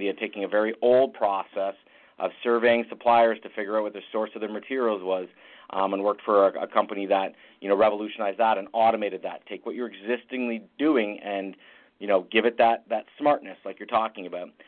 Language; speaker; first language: English; native; English